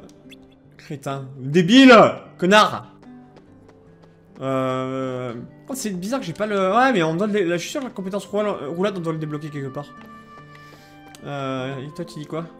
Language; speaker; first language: French; native; French